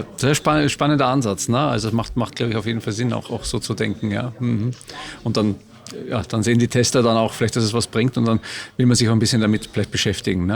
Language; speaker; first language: German; native; German